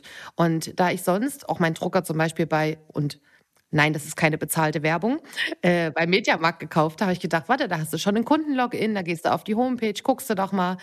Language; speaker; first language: German; native; German